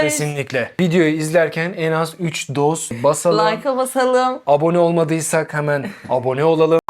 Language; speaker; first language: Turkish; native; Turkish